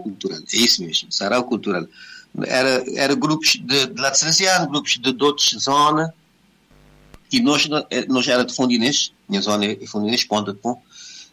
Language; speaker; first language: Portuguese; non-native, local second language; Kabuverdianu